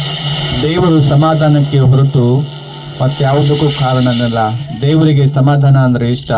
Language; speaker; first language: Kannada; native; Kannada